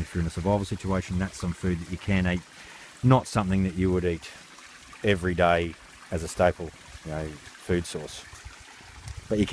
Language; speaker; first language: English; native; English